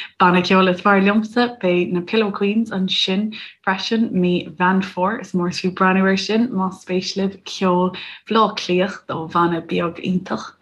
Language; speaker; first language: Irish; native; Irish